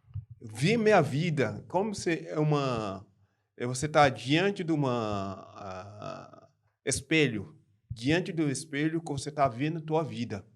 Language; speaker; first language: Portuguese; non-native, learner; French